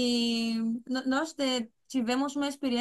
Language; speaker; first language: Portuguese; non-native, fluent; Greek